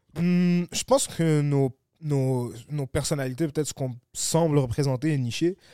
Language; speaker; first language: French; native; French